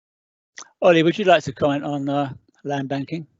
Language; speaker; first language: English; native; English